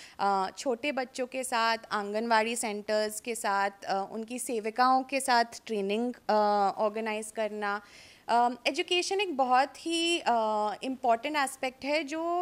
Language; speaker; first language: Hindi; native; Hindi